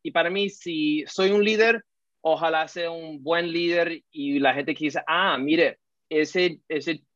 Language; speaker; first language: Spanish; early bilingual, heritage; Spanish